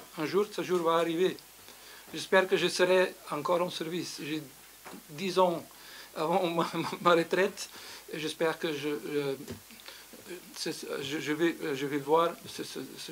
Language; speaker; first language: French; non-native, fluent; Slovenian